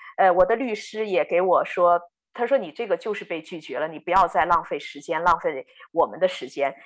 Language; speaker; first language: Chinese; native; Chinese